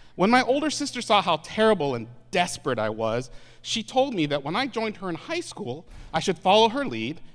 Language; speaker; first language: English; native; English